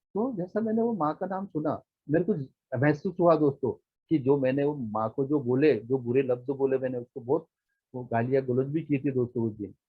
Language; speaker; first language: Hindi; non-native, local second language; Marathi